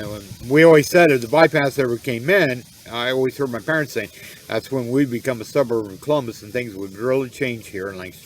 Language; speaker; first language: English; native; English